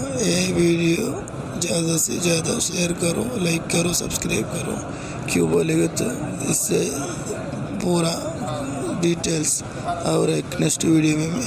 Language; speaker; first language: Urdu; non-native, fluent; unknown